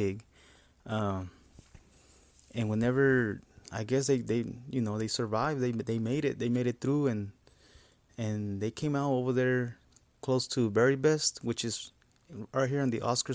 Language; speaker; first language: English; non-native, fluent; Spanish